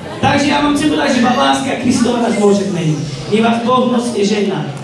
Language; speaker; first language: Slovak; non-native, local second language; Romany